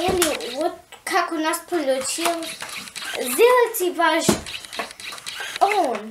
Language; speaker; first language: Russian; early bilingual, heritage; Russian